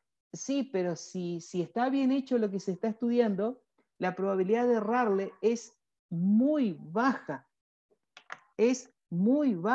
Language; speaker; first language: Spanish; native; Spanish